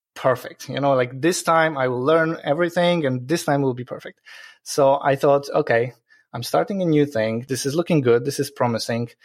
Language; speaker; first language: English; non-native, fluent; Polish